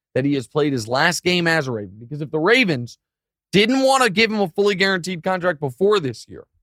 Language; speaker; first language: English; native; English